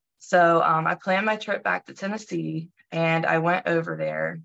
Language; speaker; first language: English; native; English